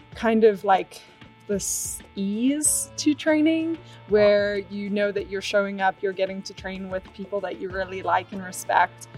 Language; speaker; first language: English; native; English